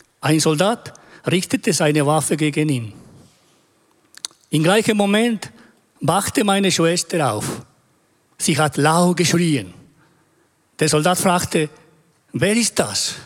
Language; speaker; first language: German; non-native, fluent; Spanish